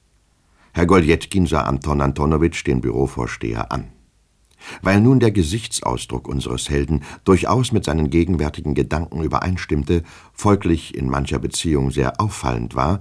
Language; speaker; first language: German; native; German